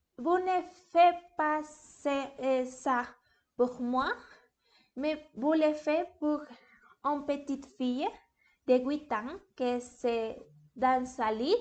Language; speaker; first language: French; non-native, learner; English